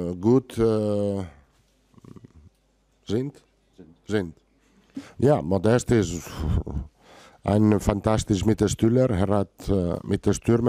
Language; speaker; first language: German; non-native, learner; Italian